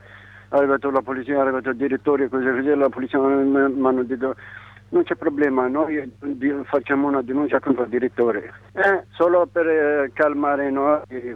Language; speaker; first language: Italian; non-native, learner; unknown